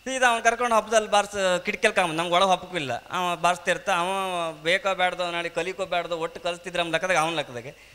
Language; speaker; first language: Kannada; native; Kannada